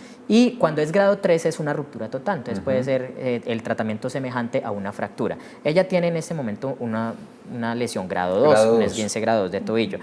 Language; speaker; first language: Spanish; native; Spanish